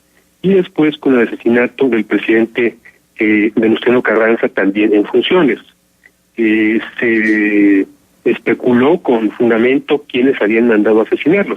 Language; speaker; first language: Spanish; native; Spanish